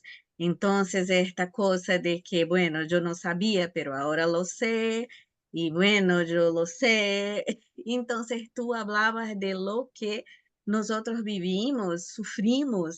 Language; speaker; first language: Spanish; non-native, fluent; Portuguese